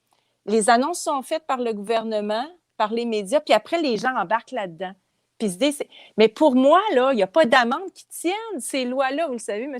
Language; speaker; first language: French; native; French